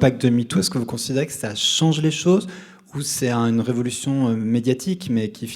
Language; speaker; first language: French; native; French